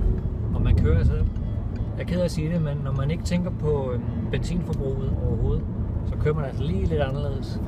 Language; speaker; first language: Danish; native; Danish